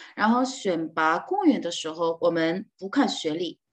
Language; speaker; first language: Chinese; non-native, fluent; Korean